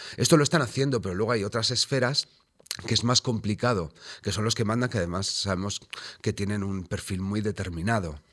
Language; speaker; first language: Spanish; native; Spanish